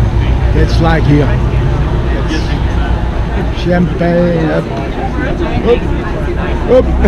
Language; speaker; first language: English; non-native, learner; Dutch